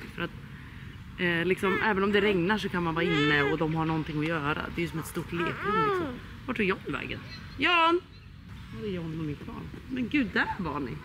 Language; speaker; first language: Swedish; native; Swedish